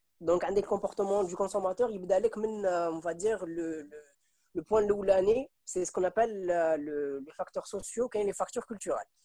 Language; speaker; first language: French; non-native, local second language; Arabic